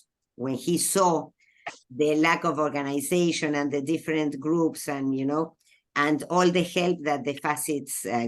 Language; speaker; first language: English; non-native, local second language; Spanish